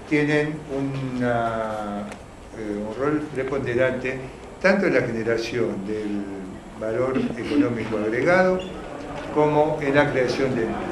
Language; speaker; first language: Spanish; native; Spanish